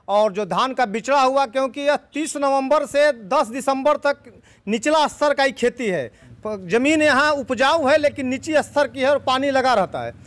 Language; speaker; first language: Hindi; native; Hindi